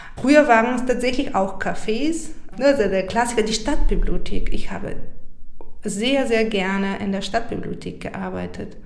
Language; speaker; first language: German; non-native, fluent; Bulgarian